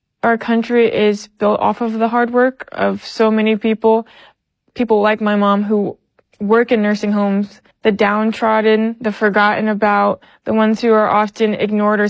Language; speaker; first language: English; native; English